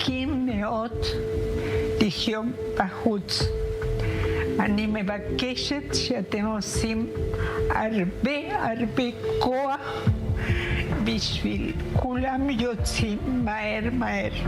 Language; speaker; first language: Hebrew; non-native, learner; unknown